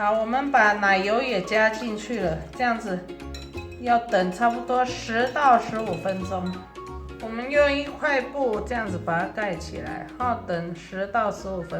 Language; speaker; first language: Chinese; early bilingual, heritage; Chinese